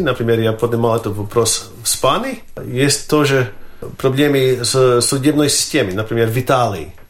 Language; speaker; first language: Russian; non-native, fluent; Latvian